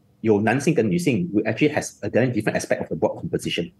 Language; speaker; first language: English; non-native, local second language; Chinese